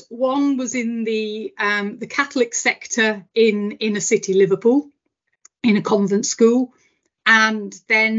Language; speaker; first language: English; native; English